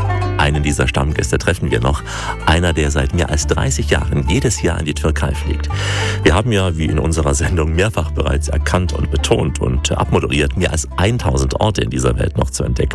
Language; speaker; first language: German; native; German